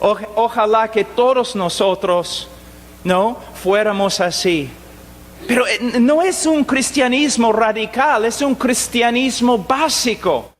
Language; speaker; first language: Spanish; non-native, fluent; English